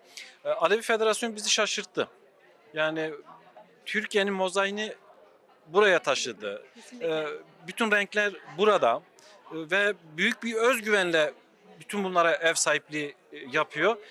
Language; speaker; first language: Turkish; native; Turkish